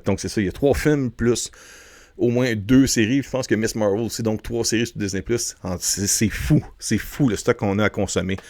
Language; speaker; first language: French; native; French